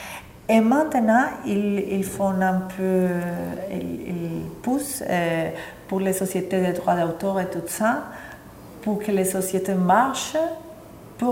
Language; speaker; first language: French; non-native, fluent; Spanish